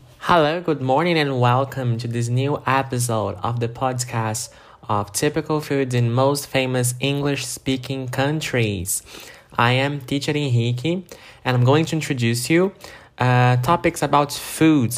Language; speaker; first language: English; non-native, fluent; Portuguese